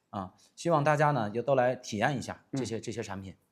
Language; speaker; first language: Chinese; native; Chinese